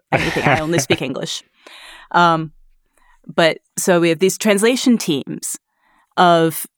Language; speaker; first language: English; native; English